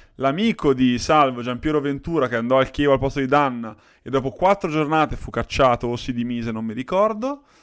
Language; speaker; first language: Italian; native; Italian